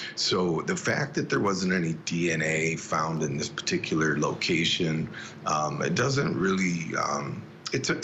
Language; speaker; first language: English; native; English